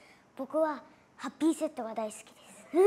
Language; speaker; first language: Japanese; native; Japanese